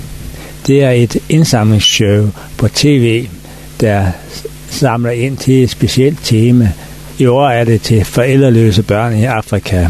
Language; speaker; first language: Danish; native; Danish